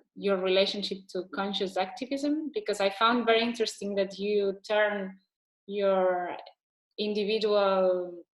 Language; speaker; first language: English; non-native, fluent; Catalan